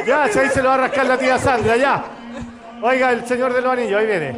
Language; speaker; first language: Spanish; native; Spanish